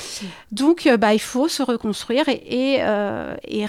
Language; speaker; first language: French; native; French